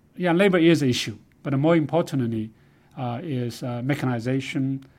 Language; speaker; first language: English; non-native, fluent; Chinese